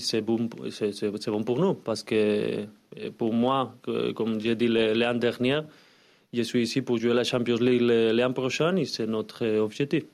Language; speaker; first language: French; non-native, learner; Spanish